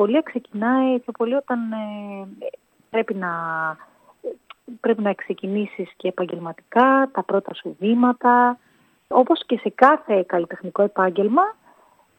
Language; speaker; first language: Greek; native; Greek